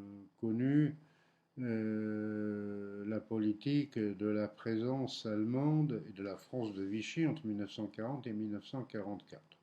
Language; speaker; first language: French; native; French